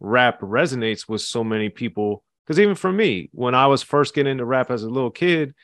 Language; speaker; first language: English; native; English